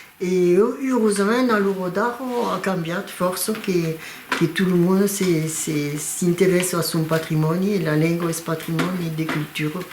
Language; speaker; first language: Occitan; non-native, local second language; French